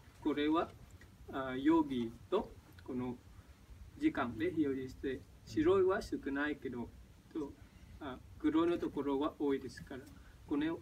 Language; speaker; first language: Japanese; non-native, learner; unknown